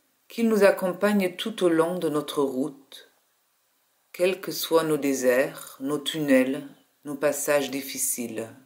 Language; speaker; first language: French; native; French